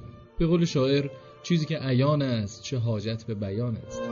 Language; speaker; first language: Persian; native; Persian